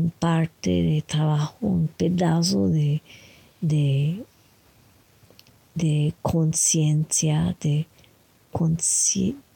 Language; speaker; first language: Spanish; non-native, fluent; French